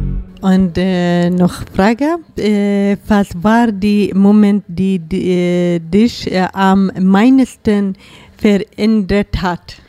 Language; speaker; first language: German; non-native, learner; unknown